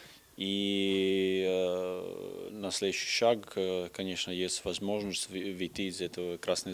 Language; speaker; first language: Russian; non-native, fluent; Serbian